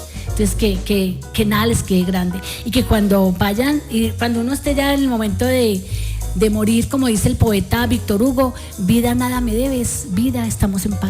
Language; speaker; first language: Spanish; native; Spanish